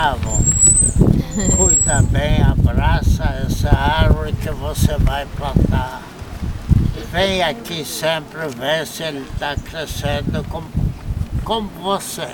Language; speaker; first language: Portuguese; non-native, fluent; Polish